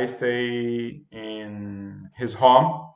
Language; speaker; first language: English; non-native, learner; Portuguese